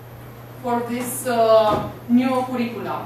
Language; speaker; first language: English; non-native, learner; Romanian